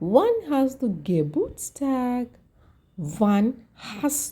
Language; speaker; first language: German; non-native, learner; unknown